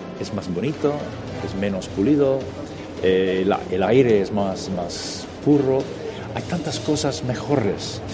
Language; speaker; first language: Spanish; non-native, fluent; English